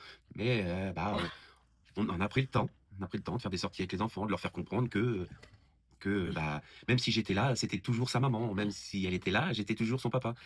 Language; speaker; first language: French; native; French